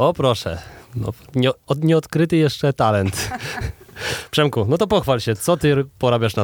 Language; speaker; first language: Polish; native; Polish